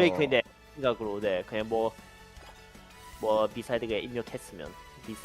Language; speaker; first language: Korean; early bilingual, heritage; Korean